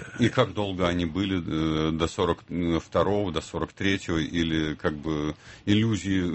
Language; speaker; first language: Russian; native; Russian